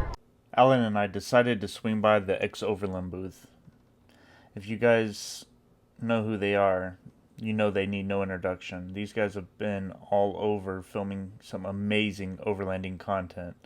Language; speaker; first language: English; native; English